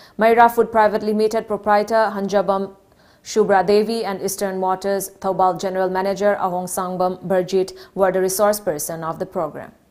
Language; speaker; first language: English; non-native, local second language; Manipuri